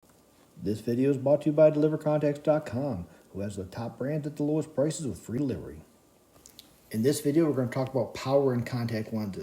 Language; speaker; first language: English; native; English